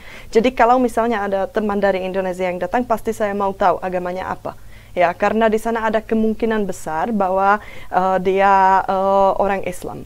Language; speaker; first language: Indonesian; non-native, fluent; Czech